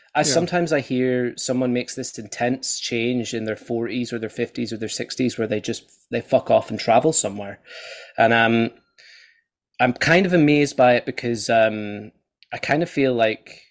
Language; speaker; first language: English; native; English